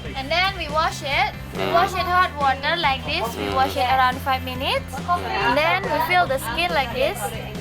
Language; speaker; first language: English; non-native, learner; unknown